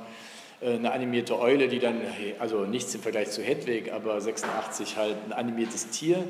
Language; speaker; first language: German; native; German